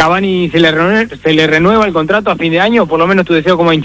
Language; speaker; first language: Spanish; native; Spanish